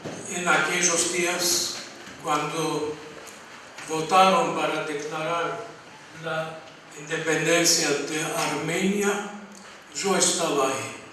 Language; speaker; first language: Spanish; non-native, fluent; Armenian